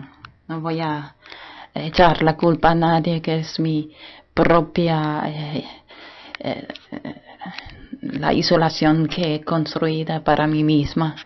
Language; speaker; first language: Spanish; non-native, fluent; German